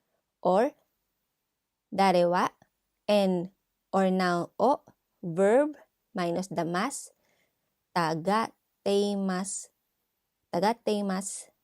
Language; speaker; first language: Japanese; non-native, fluent; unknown